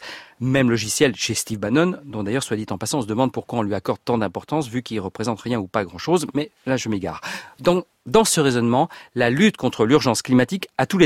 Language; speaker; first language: French; native; French